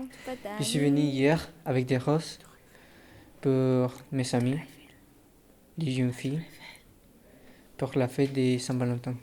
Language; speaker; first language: French; non-native, learner; Spanish